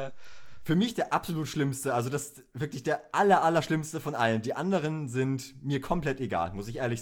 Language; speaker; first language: German; native; German